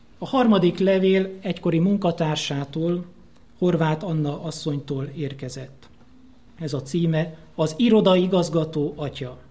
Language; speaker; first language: Hungarian; native; Hungarian